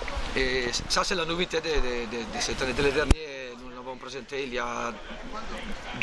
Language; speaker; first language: French; non-native, learner; Italian